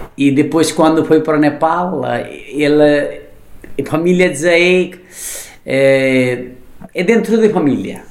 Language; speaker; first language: Portuguese; non-native, fluent; Nepali